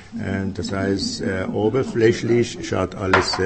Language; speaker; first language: German; non-native, fluent; Persian